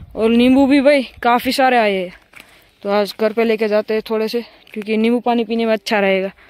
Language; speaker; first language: Hindi; non-native, local second language; Gujarati